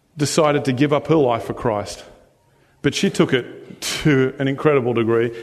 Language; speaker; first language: English; native; English